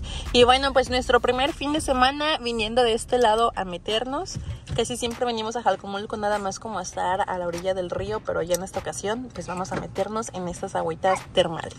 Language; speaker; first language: Spanish; native; Spanish